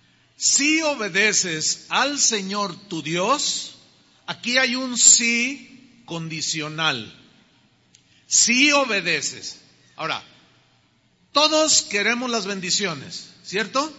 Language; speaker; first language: Spanish; native; Spanish